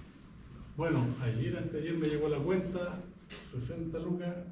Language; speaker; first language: Spanish; native; Spanish